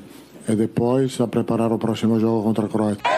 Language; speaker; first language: Portuguese; non-native, learner; Italian